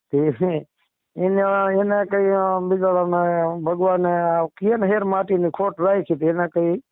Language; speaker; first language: Gujarati; native; Gujarati